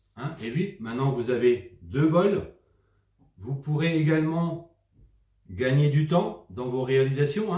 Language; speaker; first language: French; native; French